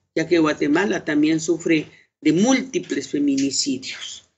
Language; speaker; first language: Spanish; native; Spanish